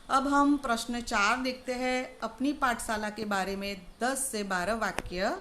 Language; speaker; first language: Hindi; non-native, local second language; Gujarati